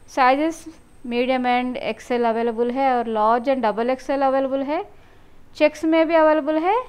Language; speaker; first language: Hindi; non-native, local second language; Telugu